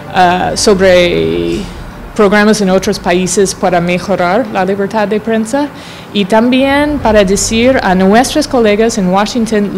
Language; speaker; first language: Spanish; non-native, fluent; English